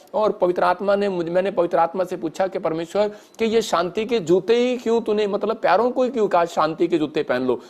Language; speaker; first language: Hindi; non-native, local second language; Punjabi